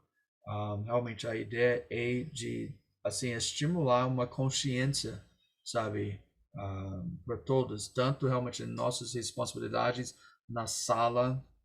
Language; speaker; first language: Portuguese; non-native, fluent; English